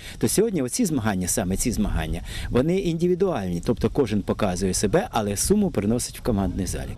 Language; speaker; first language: Ukrainian; native; Ukrainian